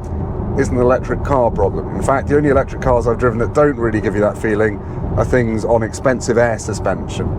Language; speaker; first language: English; native; English